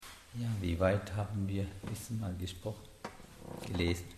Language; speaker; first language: German; non-native, learner; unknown